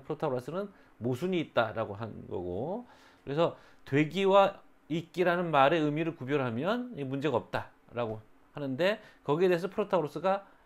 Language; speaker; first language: Korean; native; Korean